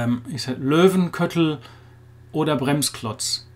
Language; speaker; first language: German; non-native, fluent; English